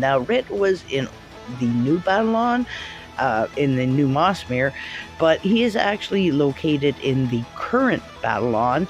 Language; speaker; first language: English; native; English